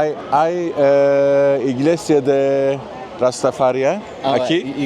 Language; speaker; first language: Spanish; non-native, learner; Turkish